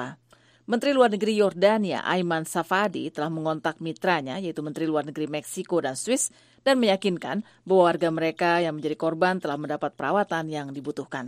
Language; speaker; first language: Indonesian; native; Indonesian